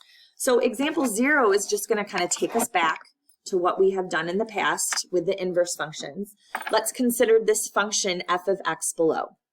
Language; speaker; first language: English; native; English